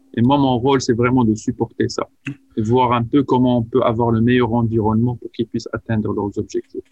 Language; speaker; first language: French; non-native, local second language; Arabic